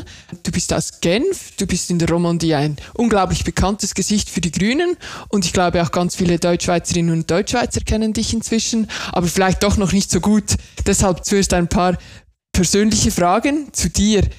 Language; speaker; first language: German; native; German